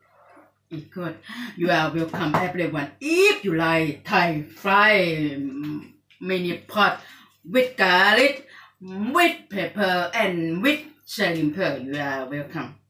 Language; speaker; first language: English; non-native, learner; Thai